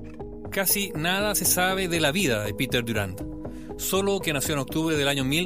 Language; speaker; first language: Spanish; native; Spanish